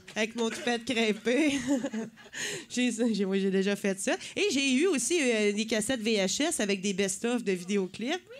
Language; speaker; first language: French; native; French